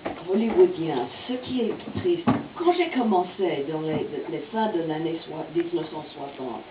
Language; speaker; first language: French; non-native, fluent; English